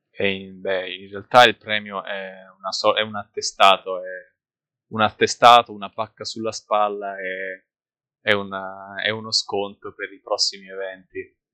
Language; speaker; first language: Italian; native; Italian